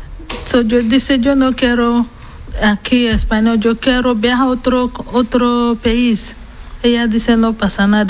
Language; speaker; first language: Spanish; non-native, learner; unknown